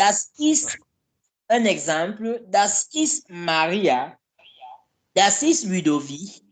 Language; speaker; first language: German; non-native, learner; French